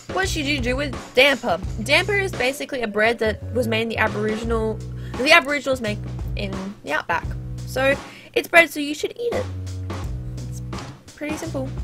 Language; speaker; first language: English; native; English